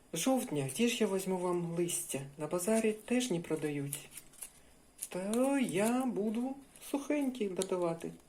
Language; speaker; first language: Ukrainian; native; Ukrainian